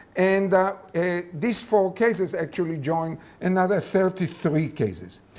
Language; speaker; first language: English; non-native, fluent; Hebrew